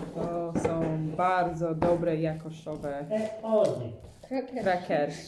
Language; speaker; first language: Polish; non-native, learner; English